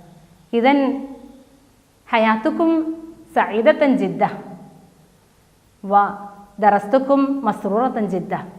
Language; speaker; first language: Arabic; non-native, fluent; Malayalam